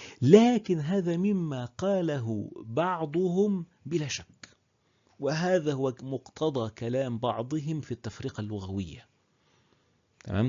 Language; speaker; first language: Arabic; native; Arabic